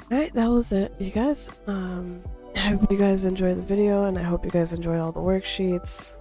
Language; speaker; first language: English; native; English